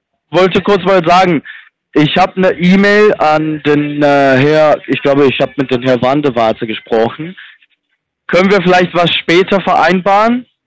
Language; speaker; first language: German; non-native, fluent; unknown